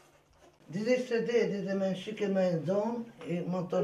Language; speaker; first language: German; non-native, learner; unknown